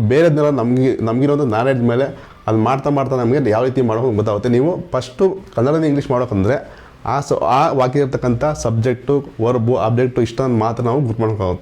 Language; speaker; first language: Kannada; native; Kannada